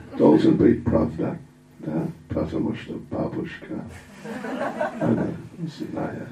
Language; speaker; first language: Russian; non-native, learner; English